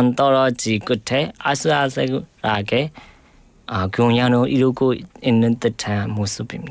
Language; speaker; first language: Korean; non-native, learner; Burmese